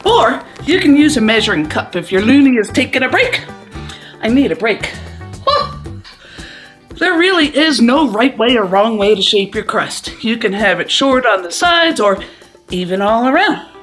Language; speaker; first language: English; native; English